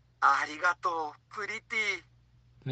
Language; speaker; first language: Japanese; non-native, learner; English